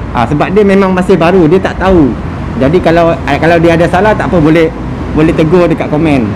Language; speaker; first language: Malay; native; Malay